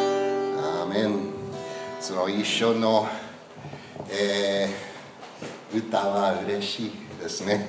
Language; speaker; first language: Japanese; non-native, learner; English